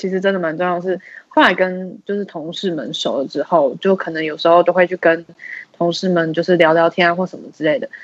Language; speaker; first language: Chinese; native; Chinese